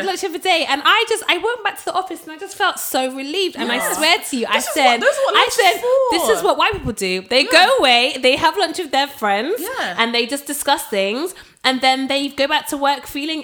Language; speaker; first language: English; native; English